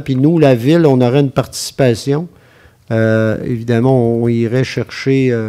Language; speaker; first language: French; native; French